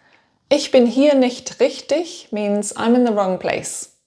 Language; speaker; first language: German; non-native, fluent; English